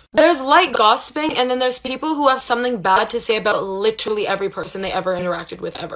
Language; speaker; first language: English; native; English